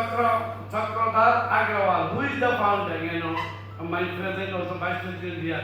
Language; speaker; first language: English; non-native, learner; Bangla